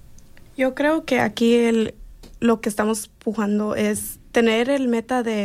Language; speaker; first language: Spanish; early bilingual, heritage; Spanish